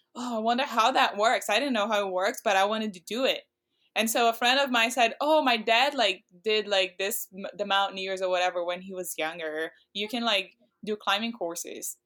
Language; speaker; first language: English; non-native, fluent; Portuguese